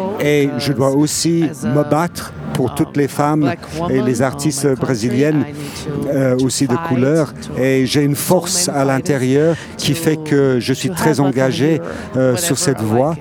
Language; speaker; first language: French; non-native, fluent; Portuguese